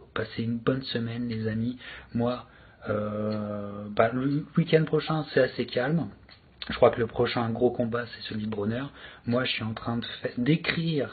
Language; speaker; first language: French; native; French